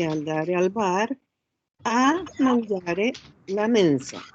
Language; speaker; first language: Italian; non-native, learner; Spanish